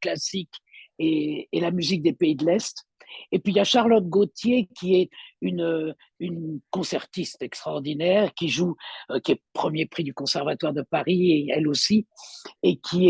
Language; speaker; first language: French; native; French